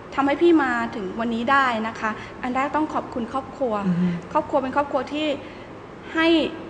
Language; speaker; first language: Thai; native; Thai